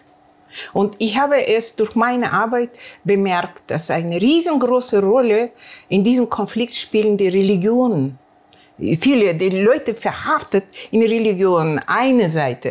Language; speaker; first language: German; non-native, learner; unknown